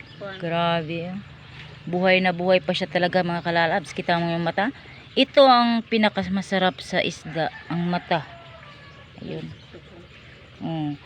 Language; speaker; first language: Filipino; non-native, local second language; Cebuano